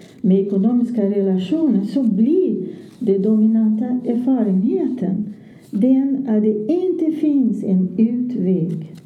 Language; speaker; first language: Swedish; non-native, fluent; Portuguese